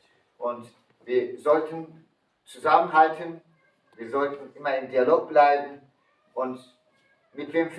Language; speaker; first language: German; early bilingual, other home language; Turkish